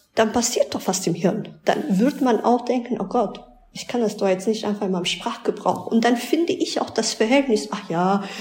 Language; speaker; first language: German; early bilingual, other home language; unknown